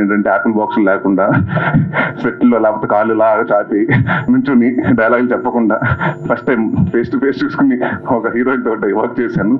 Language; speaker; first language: Telugu; native; Telugu